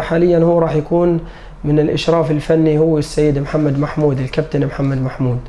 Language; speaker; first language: Arabic; native; Arabic